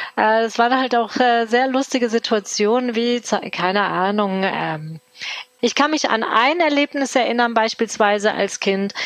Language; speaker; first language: German; early bilingual, other home language; Turkish